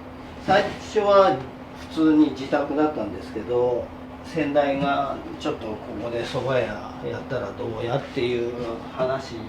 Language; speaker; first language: Japanese; native; Japanese